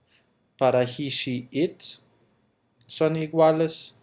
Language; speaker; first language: Spanish; non-native, fluent; German